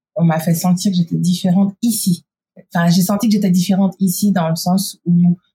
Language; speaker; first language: French; native; French